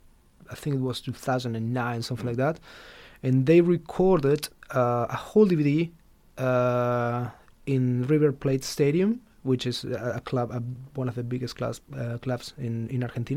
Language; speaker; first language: English; non-native, fluent; Spanish